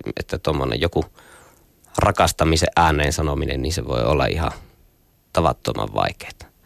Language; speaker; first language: Finnish; native; Finnish